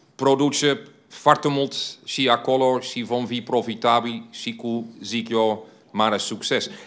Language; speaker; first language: Romanian; non-native, fluent; Dutch